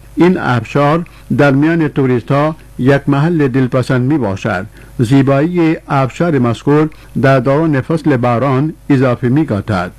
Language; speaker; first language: Persian; non-native, fluent; Urdu